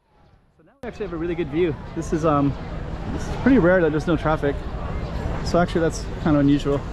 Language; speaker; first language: English; native; English